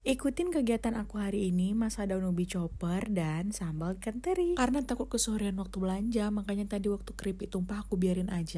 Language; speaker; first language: Indonesian; native; Indonesian